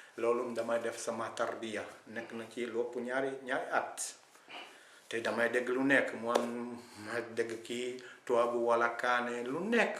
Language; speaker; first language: Wolof; non-native, fluent; Italian